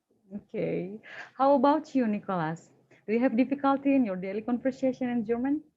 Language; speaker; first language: English; non-native, fluent; Indonesian